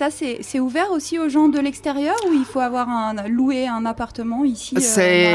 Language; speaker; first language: French; native; French